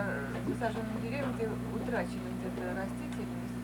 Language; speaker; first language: Russian; native; Russian